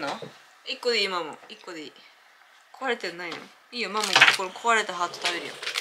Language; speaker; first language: Japanese; native; Japanese